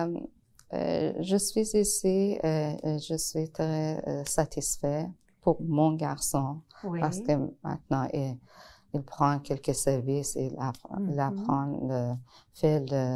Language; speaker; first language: French; non-native, learner; Persian